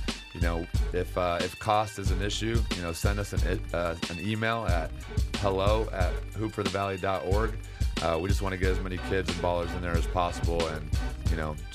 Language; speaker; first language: English; native; English